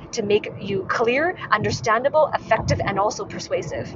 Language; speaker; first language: English; non-native, local second language; Cantonese